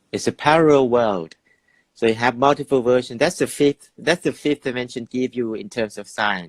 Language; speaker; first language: English; non-native, fluent; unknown